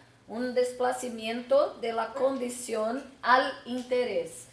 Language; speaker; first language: Spanish; non-native, learner; Portuguese